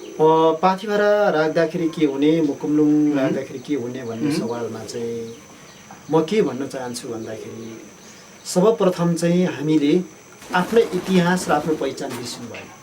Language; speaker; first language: Nepali; non-native, local second language; Limbu